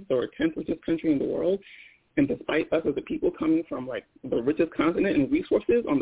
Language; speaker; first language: English; non-native, local second language; Igbo